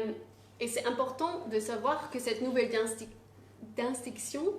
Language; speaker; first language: French; non-native, fluent; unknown